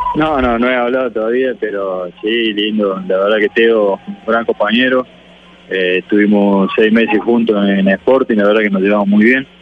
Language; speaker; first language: Spanish; native; Spanish